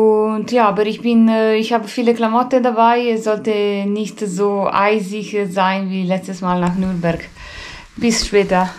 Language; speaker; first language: German; non-native, fluent; Italian